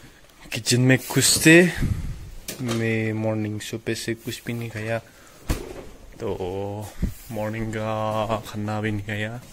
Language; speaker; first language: Hindi; non-native, local second language; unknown